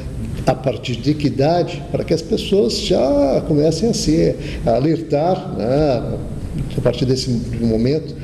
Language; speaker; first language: Portuguese; native; Portuguese